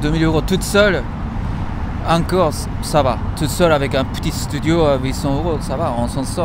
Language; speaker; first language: French; non-native, fluent; Japanese